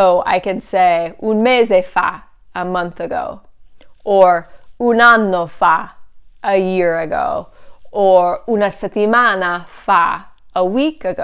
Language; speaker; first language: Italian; non-native, fluent; English